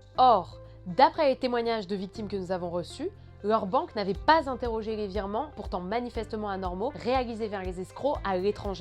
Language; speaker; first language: French; native; French